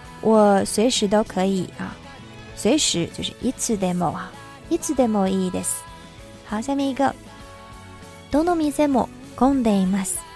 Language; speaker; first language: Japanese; non-native, fluent; Chinese